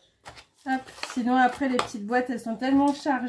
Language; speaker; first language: French; native; French